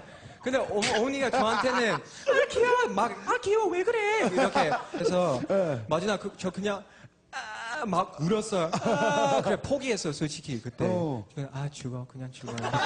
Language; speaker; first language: Korean; non-native, learner; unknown